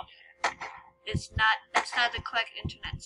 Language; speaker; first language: English; native; English